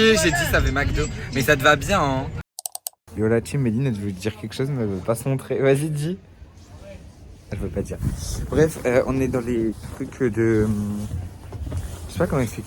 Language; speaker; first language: French; native; French